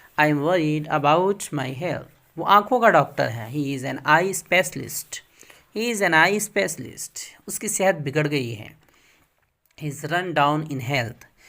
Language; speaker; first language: Urdu; native; Urdu